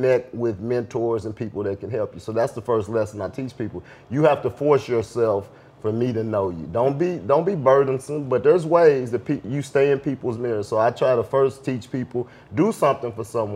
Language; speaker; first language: English; native; English